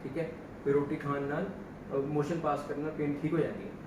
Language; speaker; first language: Hindi; non-native, local second language; Punjabi